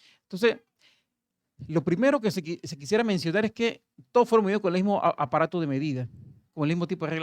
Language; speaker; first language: Spanish; native; Spanish